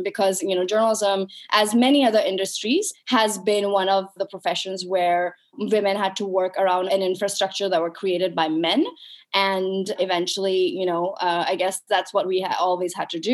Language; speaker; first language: English; non-native, local second language; Urdu